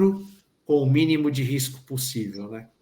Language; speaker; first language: Portuguese; native; Portuguese